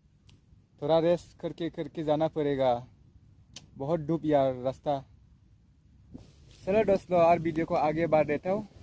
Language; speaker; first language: Hindi; non-native, local second language; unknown